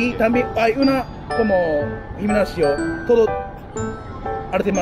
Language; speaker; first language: Spanish; non-native, learner; Japanese